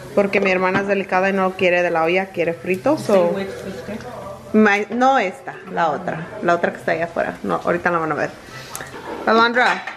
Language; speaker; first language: Spanish; early bilingual, heritage; Spanish